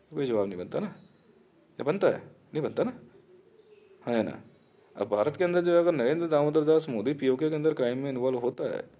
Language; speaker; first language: Hindi; native; Hindi